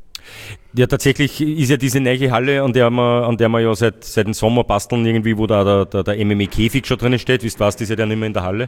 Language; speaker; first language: German; native; German